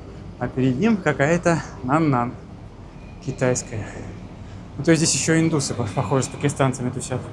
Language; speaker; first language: Russian; native; Russian